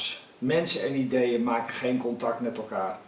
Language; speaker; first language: Dutch; native; Dutch